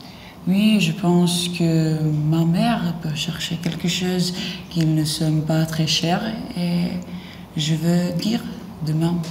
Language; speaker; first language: French; non-native, learner; Lithuanian